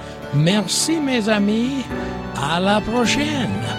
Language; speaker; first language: French; non-native, learner; English